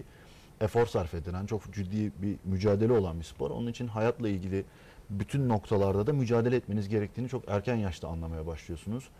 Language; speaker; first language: Turkish; native; Turkish